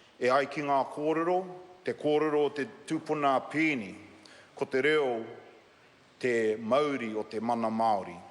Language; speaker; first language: Māori; non-native, local second language; English